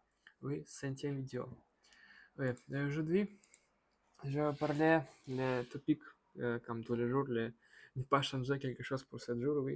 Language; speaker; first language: French; non-native, learner; Russian